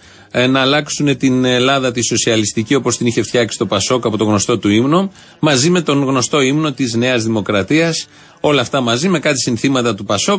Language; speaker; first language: Greek; native; Greek